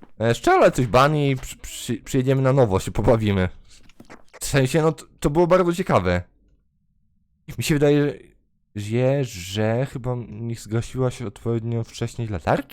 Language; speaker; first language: Polish; native; Polish